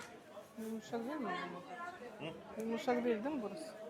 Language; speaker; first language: Turkish; non-native, learner; Russian